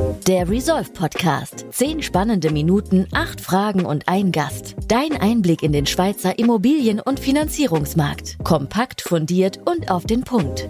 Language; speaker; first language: German; native; German